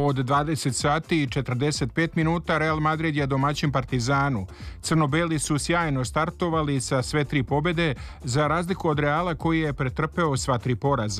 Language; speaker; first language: Serbian; native; Serbian